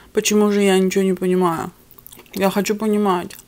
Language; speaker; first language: Russian; early bilingual, other home language; Armenian